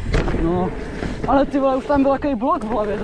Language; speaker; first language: Czech; native; Czech